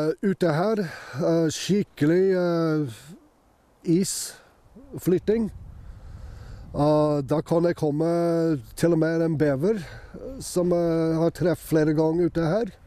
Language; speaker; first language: Norwegian; non-native, fluent; English